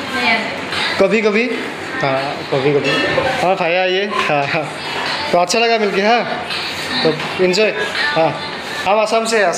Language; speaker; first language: Hindi; non-native, local second language; Assamese